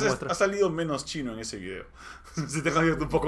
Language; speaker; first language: Spanish; native; Spanish